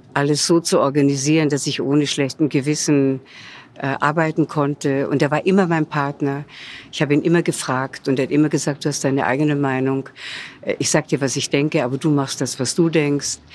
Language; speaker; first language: German; native; German